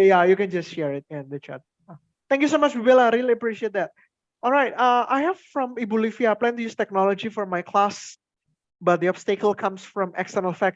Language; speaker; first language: English; non-native, fluent; Indonesian